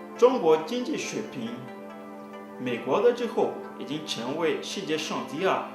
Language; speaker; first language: Chinese; non-native, learner; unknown